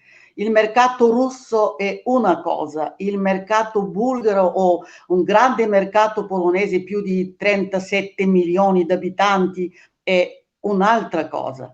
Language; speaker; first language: Italian; non-native, fluent; Bulgarian